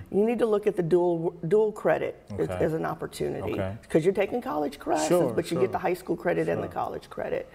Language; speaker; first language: English; native; English